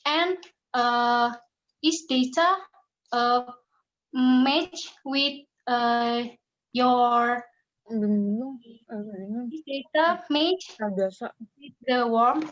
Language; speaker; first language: English; non-native, learner; Indonesian